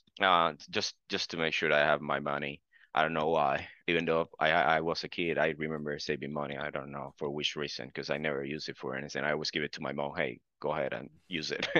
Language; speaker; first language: English; non-native, fluent; Spanish